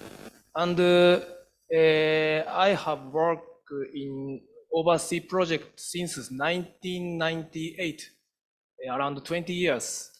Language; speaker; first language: English; non-native, fluent; Japanese